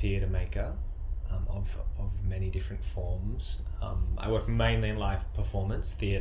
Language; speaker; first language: English; native; English